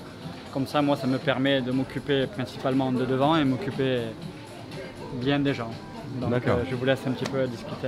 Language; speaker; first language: French; native; French